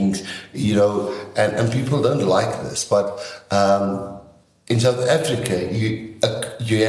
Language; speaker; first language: English; non-native, local second language; Afrikaans